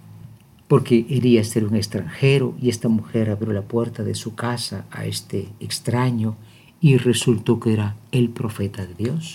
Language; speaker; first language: Spanish; native; Spanish